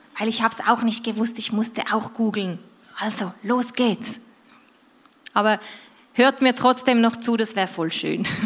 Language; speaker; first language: German; native; German